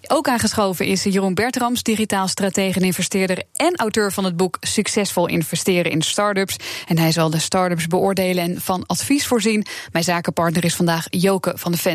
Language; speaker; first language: Dutch; native; Dutch